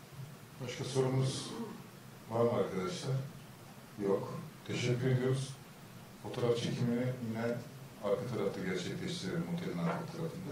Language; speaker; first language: Turkish; native; Turkish